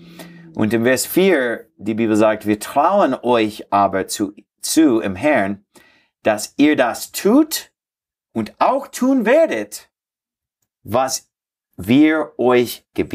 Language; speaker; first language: German; non-native, fluent; English